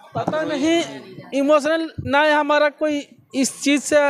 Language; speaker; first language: Hindi; native; Hindi